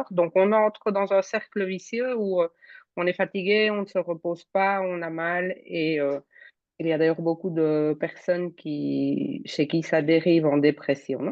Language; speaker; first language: French; native; French